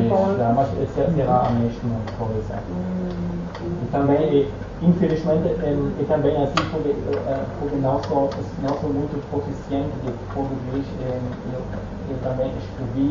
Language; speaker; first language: Portuguese; non-native, fluent; Dutch